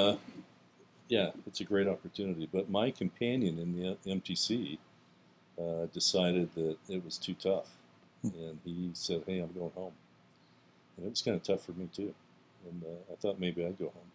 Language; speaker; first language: English; native; English